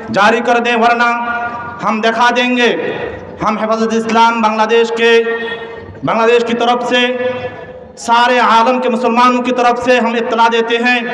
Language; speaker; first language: Urdu; non-native, fluent; Bangla